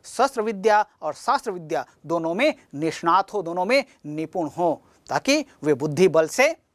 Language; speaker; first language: Hindi; native; Hindi